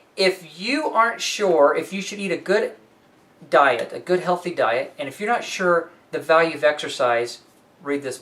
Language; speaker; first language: English; native; English